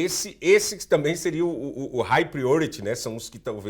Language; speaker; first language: Portuguese; native; Portuguese